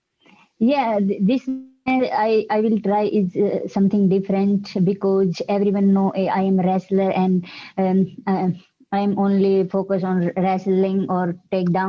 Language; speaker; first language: English; non-native, learner; Hindi